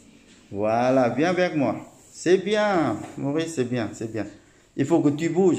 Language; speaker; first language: French; non-native, learner; Thai